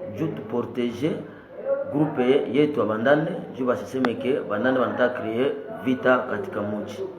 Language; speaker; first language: Swahili; non-native, local second language; Nande